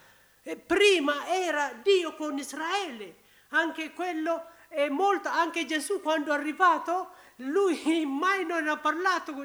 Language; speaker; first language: Italian; non-native, learner; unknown